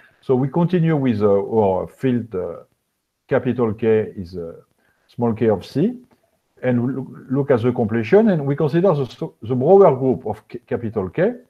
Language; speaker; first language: English; non-native, fluent; French